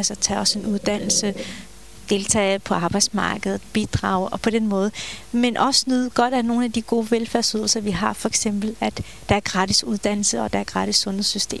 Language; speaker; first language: Danish; early bilingual, other home language; Turkish